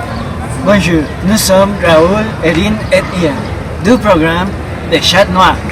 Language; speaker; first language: French; non-native, learner; Spanish